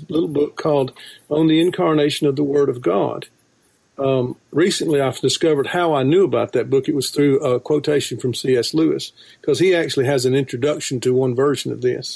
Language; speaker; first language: English; native; English